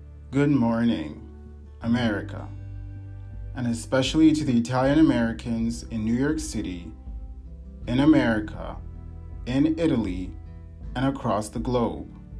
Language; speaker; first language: English; native; English